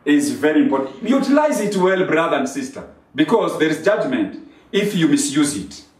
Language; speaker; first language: English; non-native, local second language; Swahili